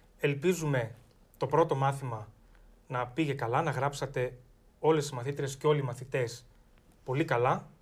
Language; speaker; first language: Greek; native; Greek